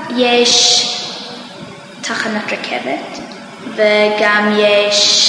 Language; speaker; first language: Hebrew; non-native, learner; English